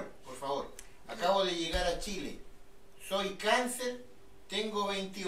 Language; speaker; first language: Spanish; native; Spanish